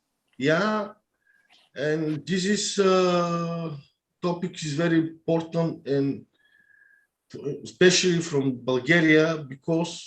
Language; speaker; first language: English; non-native, learner; Bulgarian